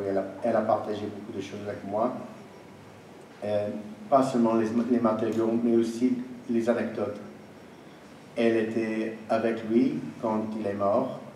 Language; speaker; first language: French; non-native, fluent; English